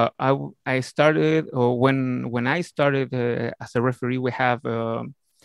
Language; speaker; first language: English; non-native, learner; Spanish